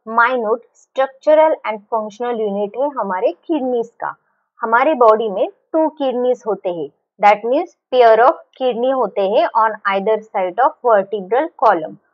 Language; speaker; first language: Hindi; non-native, local second language; Marathi